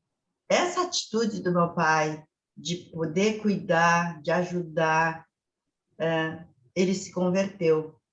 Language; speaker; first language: Portuguese; early bilingual, other home language; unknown